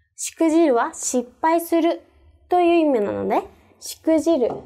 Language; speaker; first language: Japanese; native; Japanese